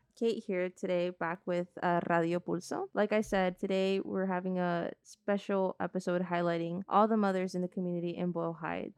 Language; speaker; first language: English; early bilingual, other home language; Spanish